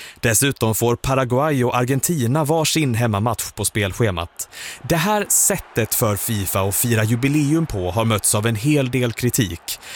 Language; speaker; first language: Swedish; native; Swedish